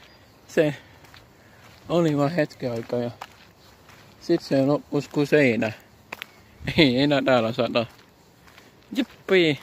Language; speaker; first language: Finnish; native; Finnish